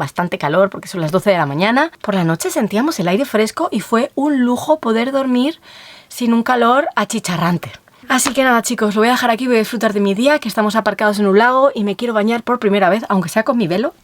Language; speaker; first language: Spanish; native; Spanish